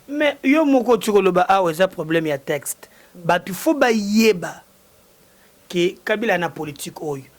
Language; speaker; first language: Lingala; non-native, local second language; Luba-Lulua